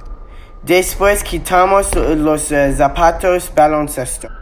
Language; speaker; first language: Spanish; non-native, learner; English